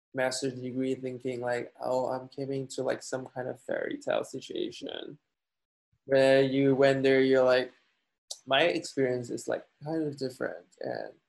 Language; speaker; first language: English; non-native, fluent; Chinese